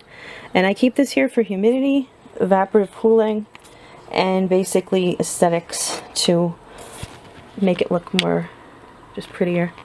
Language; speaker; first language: English; native; English